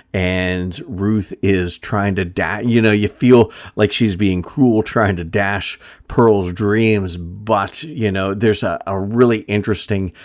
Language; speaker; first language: English; early bilingual, other home language; German